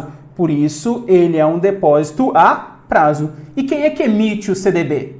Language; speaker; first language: Portuguese; native; Portuguese